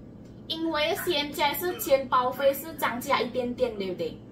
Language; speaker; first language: Chinese; non-native, learner; Javanese